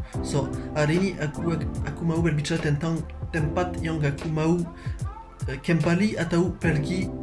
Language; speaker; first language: Indonesian; non-native, learner; French